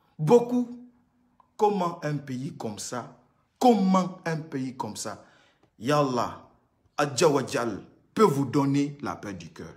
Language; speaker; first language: French; non-native, local second language; Susu